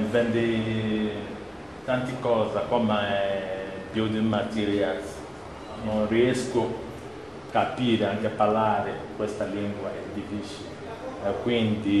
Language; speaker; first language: Italian; non-native, learner; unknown